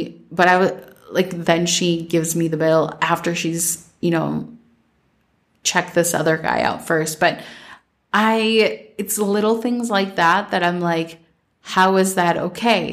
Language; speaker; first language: English; early bilingual, other home language; Spanish